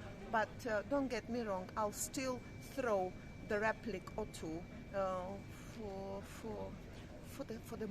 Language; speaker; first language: English; non-native, fluent; Russian